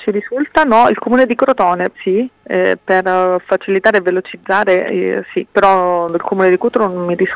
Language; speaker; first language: Italian; native; Italian